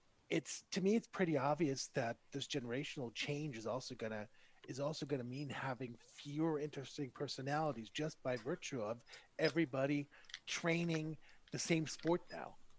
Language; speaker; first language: English; non-native, fluent; German